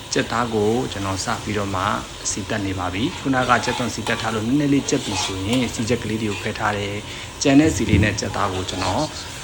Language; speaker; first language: Burmese; non-native, local second language; Pa'o Karen